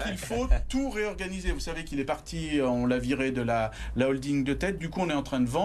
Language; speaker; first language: French; native; French